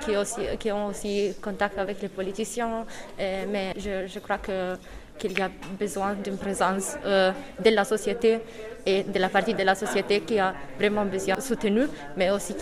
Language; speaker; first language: French; non-native, fluent; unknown